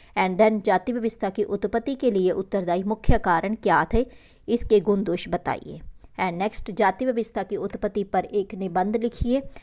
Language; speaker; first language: Hindi; non-native, local second language; Punjabi